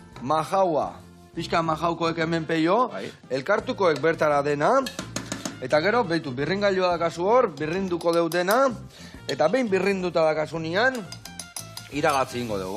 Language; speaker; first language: Basque; native; Basque